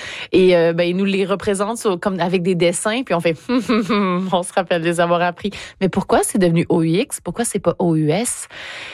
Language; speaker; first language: French; native; French